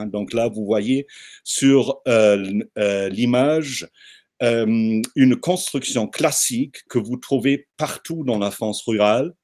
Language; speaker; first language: French; non-native, fluent; German